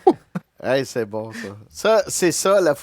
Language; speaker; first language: French; native; French